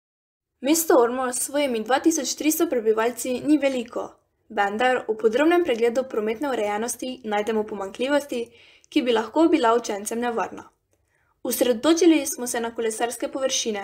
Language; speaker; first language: Slovenian; native; Slovenian